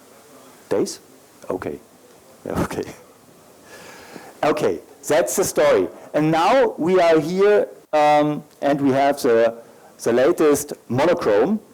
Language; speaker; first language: English; non-native, learner; German